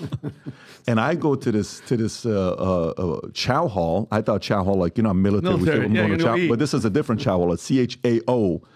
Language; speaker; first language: English; non-native, fluent; Persian